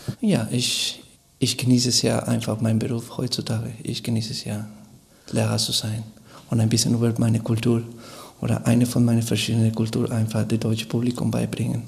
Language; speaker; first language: German; non-native, fluent; Spanish